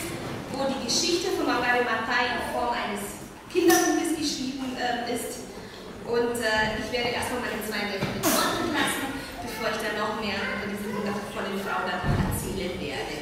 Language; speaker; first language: German; non-native, fluent; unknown